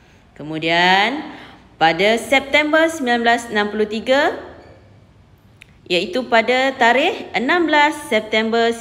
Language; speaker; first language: Malay; native; Malay